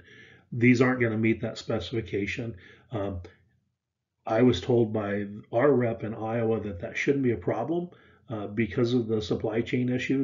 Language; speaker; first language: English; native; English